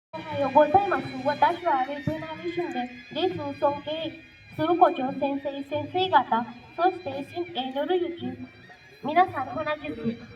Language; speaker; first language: Japanese; non-native, learner; Marathi